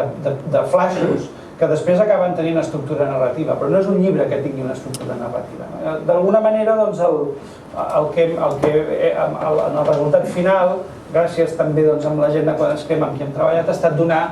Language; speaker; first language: Catalan; native; Catalan